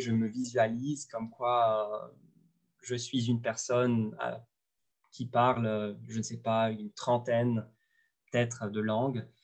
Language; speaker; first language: French; non-native, local second language; Arabic